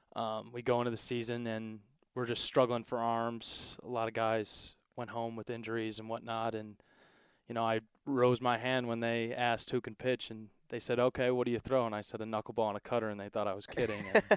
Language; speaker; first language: English; native; English